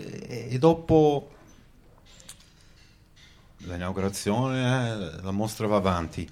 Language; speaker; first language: Italian; early bilingual, heritage; Venetian